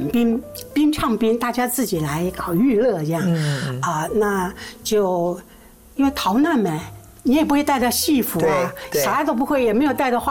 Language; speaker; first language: Chinese; non-native, local second language; Min Nan Chinese